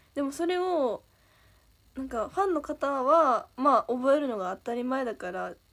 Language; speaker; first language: Japanese; native; Japanese